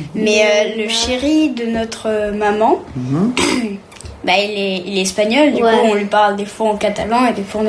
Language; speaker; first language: French; early bilingual, heritage; French